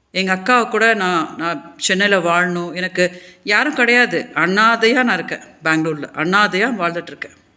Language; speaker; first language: Tamil; native; Tamil